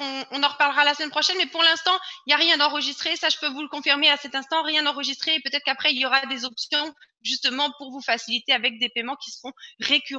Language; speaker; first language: French; native; French